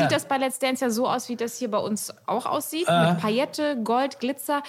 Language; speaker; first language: German; native; German